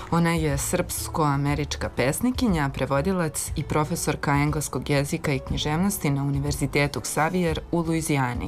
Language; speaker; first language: Serbian; native; Serbian